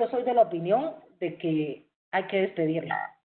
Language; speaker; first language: Spanish; native; Spanish